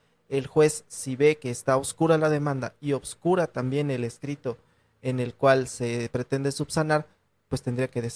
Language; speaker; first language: Spanish; native; Spanish